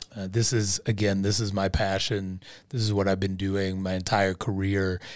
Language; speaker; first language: English; native; English